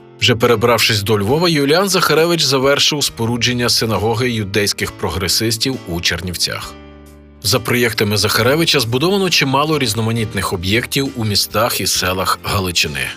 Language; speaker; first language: Ukrainian; native; Ukrainian